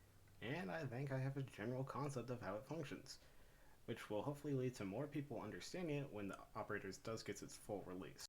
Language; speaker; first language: English; native; English